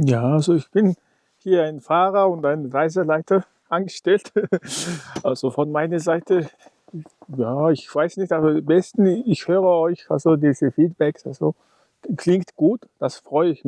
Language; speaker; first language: German; non-native, learner; Mongolian